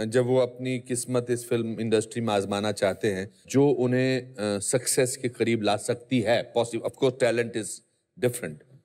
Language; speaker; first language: Hindi; native; Hindi